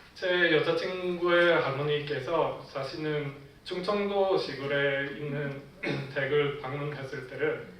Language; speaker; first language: Korean; non-native, fluent; Swedish